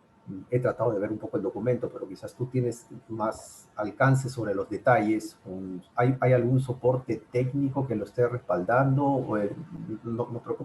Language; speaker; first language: Spanish; native; Spanish